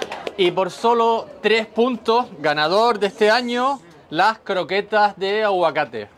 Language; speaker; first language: Spanish; native; Spanish